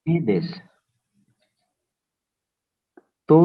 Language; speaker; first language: Japanese; non-native, learner; Nepali